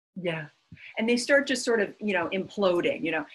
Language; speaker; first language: English; native; English